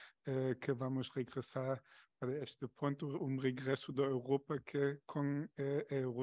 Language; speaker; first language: Portuguese; non-native, fluent; German